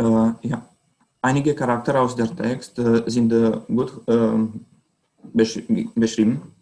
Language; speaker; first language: German; non-native, learner; Romanian